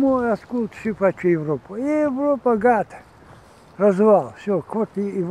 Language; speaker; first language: Romanian; non-native, local second language; Gagauz